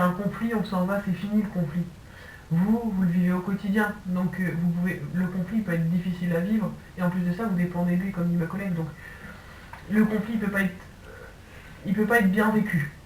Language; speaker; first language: French; native; French